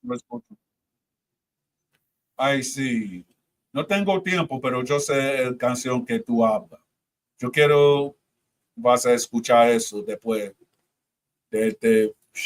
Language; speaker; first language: Spanish; early bilingual, heritage; Spanish